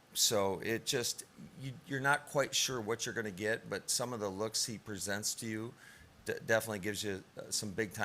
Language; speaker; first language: English; native; English